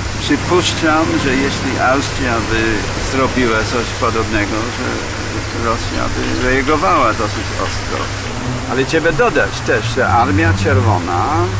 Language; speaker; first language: Polish; non-native, fluent; English